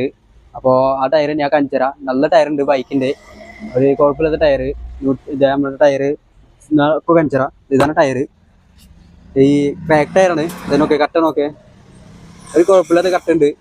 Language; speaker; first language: Malayalam; non-native, local second language; Hindi